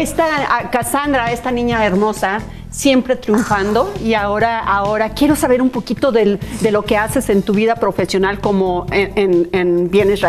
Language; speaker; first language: Spanish; native; Spanish